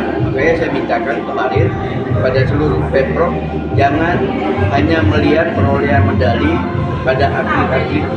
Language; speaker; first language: Indonesian; native; Indonesian